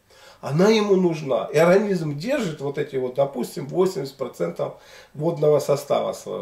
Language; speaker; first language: Russian; native; Russian